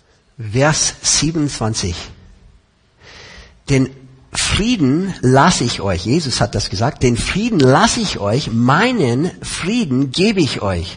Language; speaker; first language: German; non-native, fluent; English